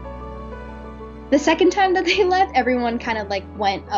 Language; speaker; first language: English; native; English